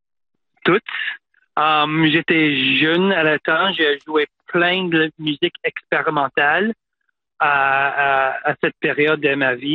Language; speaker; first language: French; non-native, fluent; English